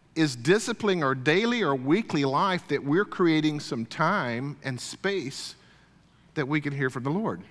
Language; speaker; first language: English; native; English